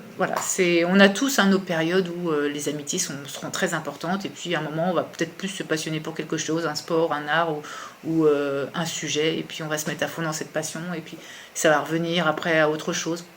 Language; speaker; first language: French; native; French